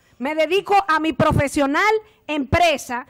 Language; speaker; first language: Spanish; native; Spanish